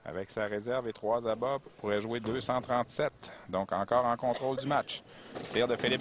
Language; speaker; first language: French; native; French